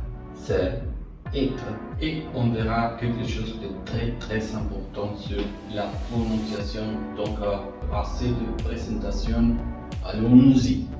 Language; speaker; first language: French; non-native, fluent; Spanish